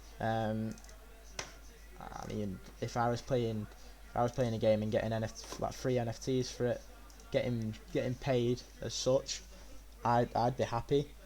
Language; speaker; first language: English; native; English